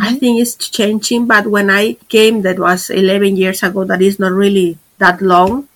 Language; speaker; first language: English; non-native, fluent; Spanish